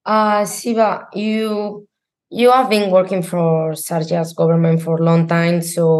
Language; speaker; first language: English; non-native, fluent; Spanish